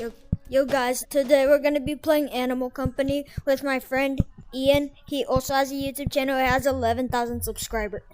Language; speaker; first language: English; native; English